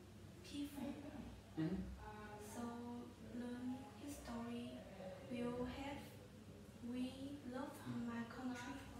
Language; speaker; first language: English; non-native, learner; Vietnamese